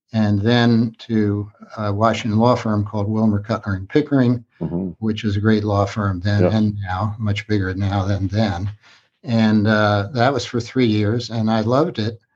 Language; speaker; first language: English; native; English